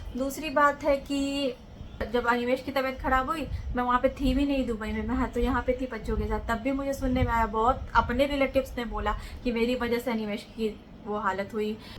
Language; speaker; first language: Hindi; native; Hindi